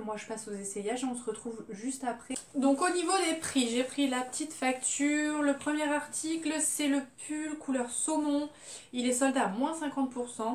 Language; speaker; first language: French; native; French